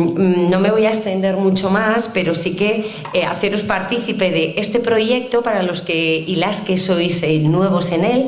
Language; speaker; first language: Spanish; native; Spanish